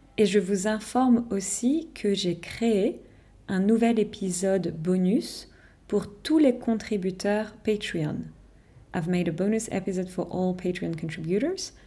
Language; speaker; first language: French; native; French